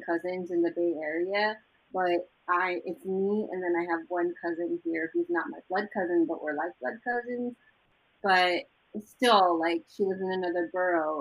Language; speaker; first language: English; native; English